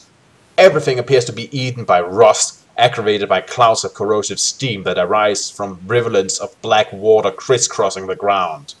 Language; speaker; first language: English; native; English